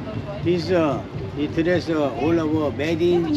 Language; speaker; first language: English; non-native, learner; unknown